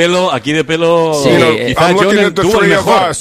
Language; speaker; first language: Spanish; native; Spanish